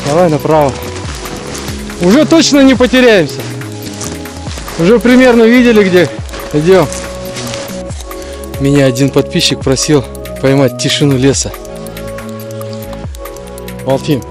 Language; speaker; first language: Russian; native; Russian